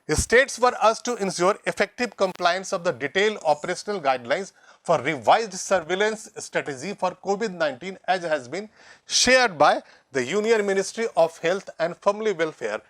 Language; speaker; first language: English; non-native, local second language; Hindi